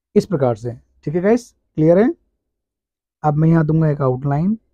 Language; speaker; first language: Hindi; native; Hindi